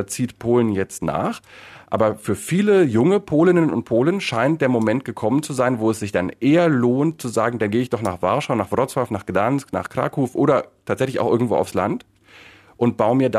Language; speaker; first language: German; native; German